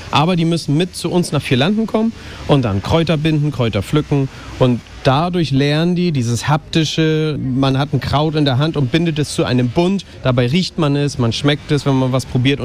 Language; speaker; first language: German; native; German